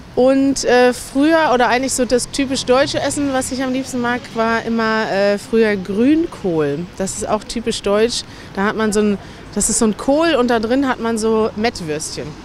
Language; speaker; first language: German; native; German